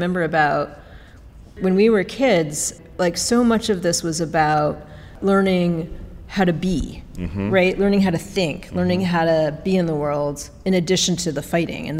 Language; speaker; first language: English; native; English